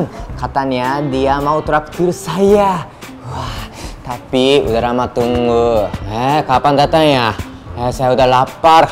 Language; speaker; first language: Indonesian; non-native, learner; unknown